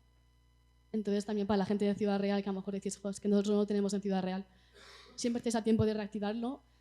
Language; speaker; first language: Spanish; native; Spanish